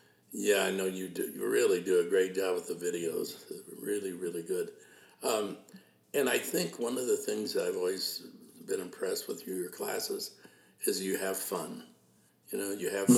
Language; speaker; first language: English; native; English